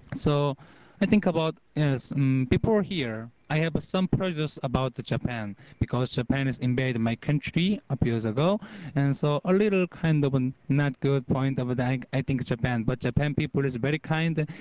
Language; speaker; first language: English; non-native, learner; Korean